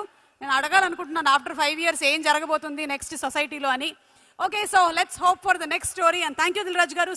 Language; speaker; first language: Telugu; native; Telugu